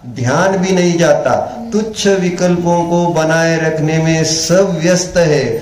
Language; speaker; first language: Hindi; non-native, local second language; Marathi